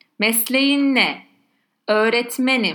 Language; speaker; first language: Turkish; non-native, learner; Spanish